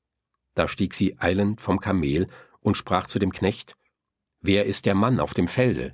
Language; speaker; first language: German; native; German